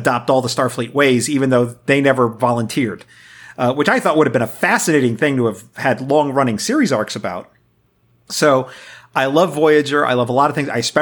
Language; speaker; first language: English; native; English